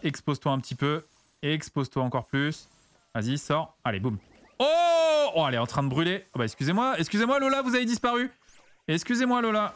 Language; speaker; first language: French; native; French